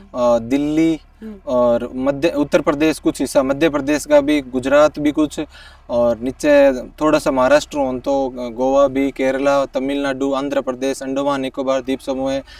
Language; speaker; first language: Hindi; native; Hindi